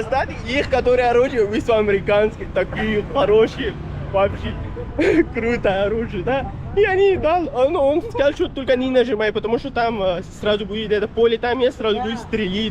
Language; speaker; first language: Russian; non-native, learner; Pashto